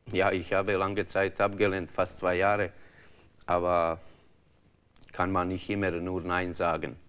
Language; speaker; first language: German; non-native, learner; Croatian